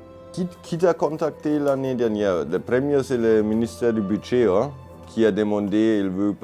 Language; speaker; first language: French; non-native, learner; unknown